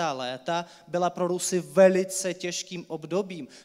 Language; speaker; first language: Czech; non-native, fluent; Russian